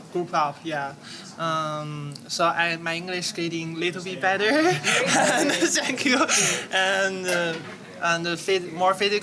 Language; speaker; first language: English; non-native, learner; Chinese